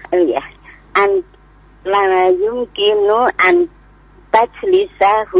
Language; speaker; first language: Arabic; non-native, learner; Indonesian